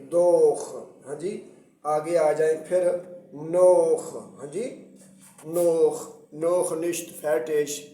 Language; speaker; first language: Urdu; non-native, local second language; Punjabi